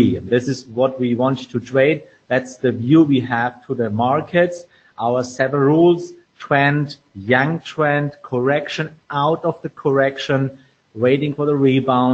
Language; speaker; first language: English; non-native, fluent; German